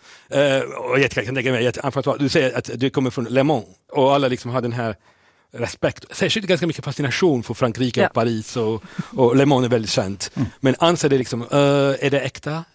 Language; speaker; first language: Swedish; non-native, fluent; Italian